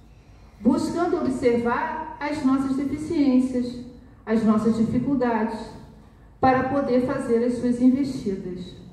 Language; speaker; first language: Portuguese; native; Portuguese